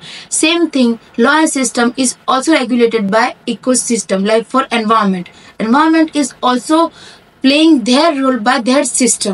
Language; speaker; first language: English; non-native, local second language; Hindi